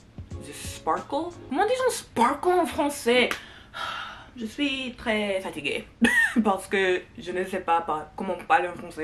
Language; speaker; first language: French; non-native, learner; English